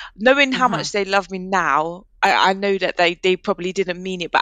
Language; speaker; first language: English; native; English